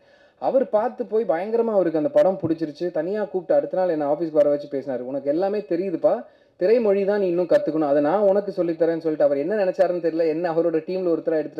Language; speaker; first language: Tamil; native; Tamil